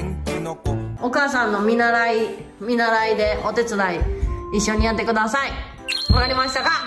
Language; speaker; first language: Japanese; native; Japanese